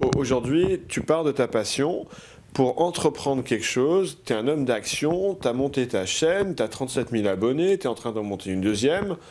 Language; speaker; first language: French; native; French